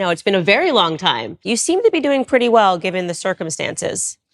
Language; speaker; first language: English; native; English